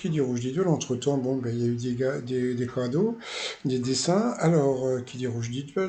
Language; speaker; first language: French; native; French